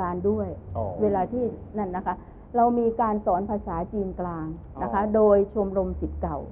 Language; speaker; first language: Thai; native; Thai